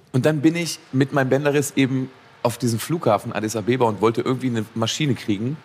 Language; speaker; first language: German; native; German